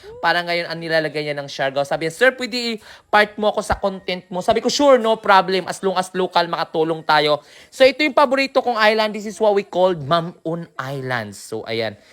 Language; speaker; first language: Filipino; non-native, local second language; Surigaonon